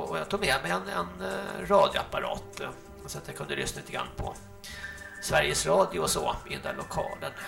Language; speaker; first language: Swedish; native; Swedish